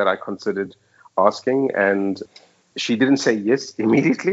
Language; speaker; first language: English; native; English